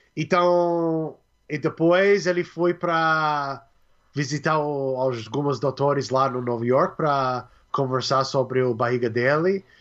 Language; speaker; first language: Portuguese; non-native, learner; English